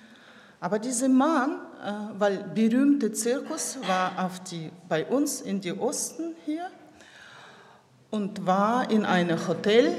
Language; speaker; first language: German; non-native, local second language; Russian